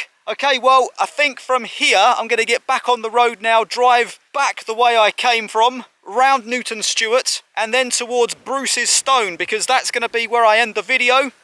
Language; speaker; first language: English; native; English